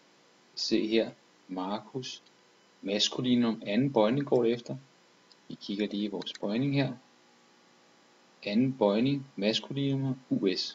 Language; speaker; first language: Danish; native; Danish